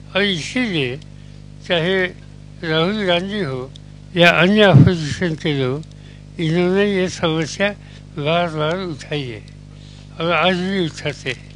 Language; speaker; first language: Hindi; non-native, local second language; Marathi